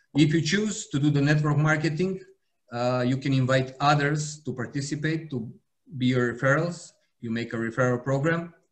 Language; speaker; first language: English; non-native, fluent; Serbian